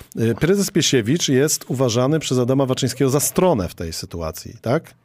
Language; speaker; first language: Polish; native; Polish